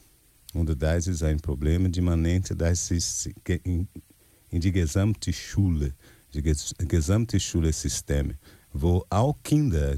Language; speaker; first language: German; non-native, learner; Portuguese